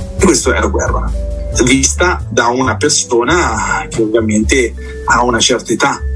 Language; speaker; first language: Italian; early bilingual, other home language; Persian